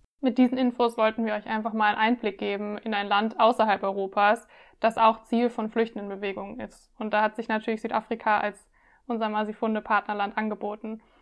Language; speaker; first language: German; native; German